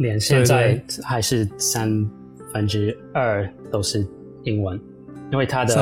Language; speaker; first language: Chinese; non-native, fluent; English